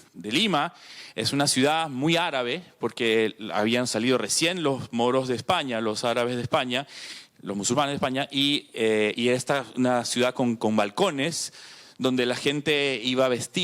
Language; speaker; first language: Spanish; native; Spanish